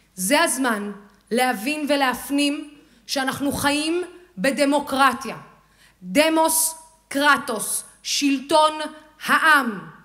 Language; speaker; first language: Hebrew; non-native, local second language; Arabic